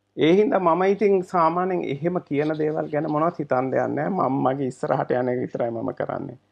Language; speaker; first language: Sinhala; native; Sinhala